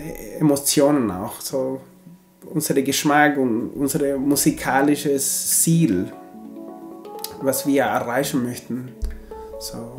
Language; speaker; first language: German; non-native, fluent; Spanish